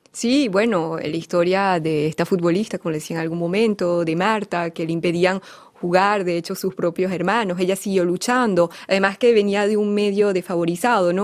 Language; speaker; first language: Spanish; native; Spanish